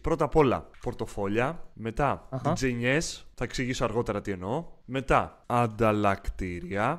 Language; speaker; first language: Greek; native; Greek